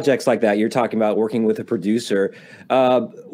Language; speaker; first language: English; non-native, local second language; Filipino